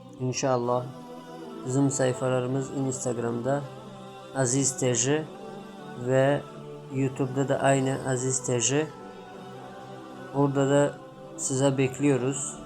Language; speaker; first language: Turkish; non-native, fluent; Tajik